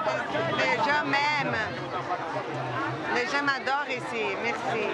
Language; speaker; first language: French; non-native, learner; Portuguese